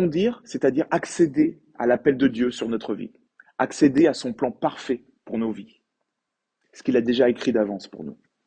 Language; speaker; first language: French; native; French